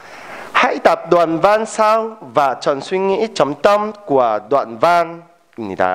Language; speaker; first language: Vietnamese; non-native, fluent; Korean